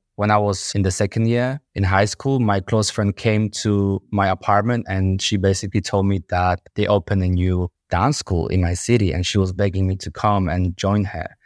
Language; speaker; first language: English; non-native, fluent; Polish